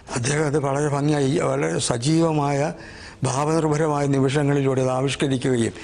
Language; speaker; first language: Malayalam; native; Malayalam